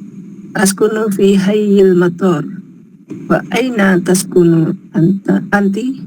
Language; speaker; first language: Arabic; non-native, learner; Indonesian